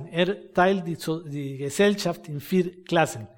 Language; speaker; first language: German; non-native, fluent; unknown